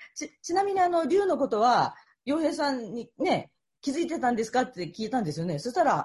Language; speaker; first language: Japanese; native; Japanese